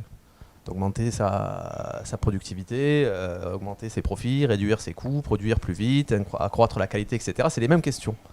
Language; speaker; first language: French; native; French